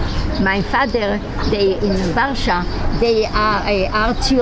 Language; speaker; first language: English; non-native, learner; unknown